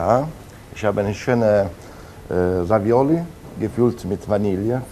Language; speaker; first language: German; non-native, fluent; Italian